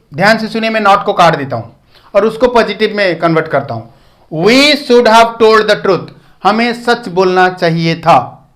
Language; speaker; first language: Hindi; non-native, local second language; Odia